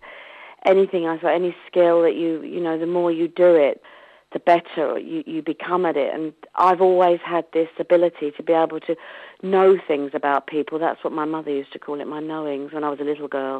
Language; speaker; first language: English; native; English